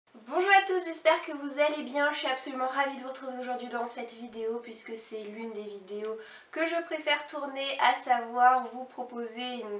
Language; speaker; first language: French; native; French